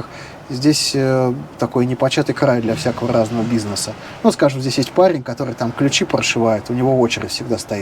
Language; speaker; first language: Russian; native; Russian